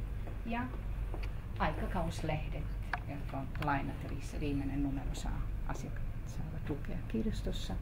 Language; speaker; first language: Finnish; non-native, fluent; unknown